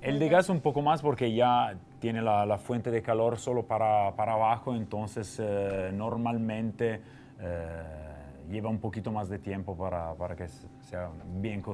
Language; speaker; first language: Spanish; non-native, fluent; Italian